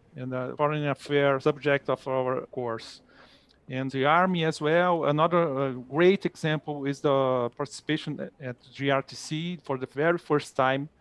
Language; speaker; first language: English; non-native, fluent; Portuguese